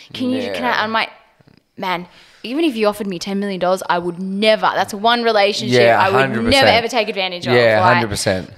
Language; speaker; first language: English; native; English